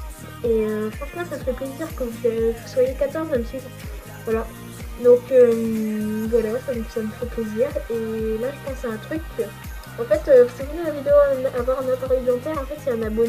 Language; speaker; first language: French; native; French